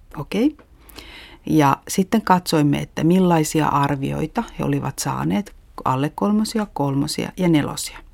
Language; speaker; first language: Finnish; native; Finnish